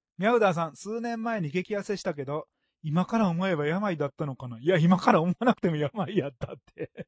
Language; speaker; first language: Japanese; native; Japanese